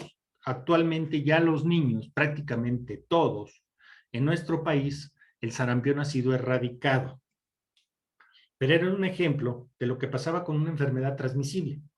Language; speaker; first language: Spanish; native; Spanish